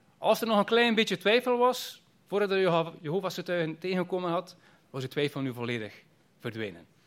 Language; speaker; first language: Dutch; native; Dutch